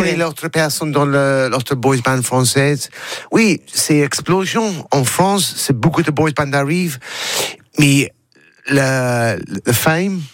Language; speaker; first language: French; non-native, learner; English